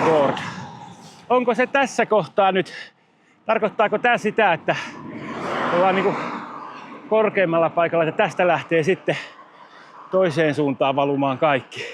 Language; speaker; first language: Finnish; native; Finnish